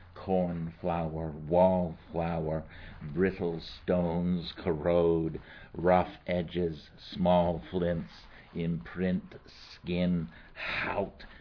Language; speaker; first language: English; native; English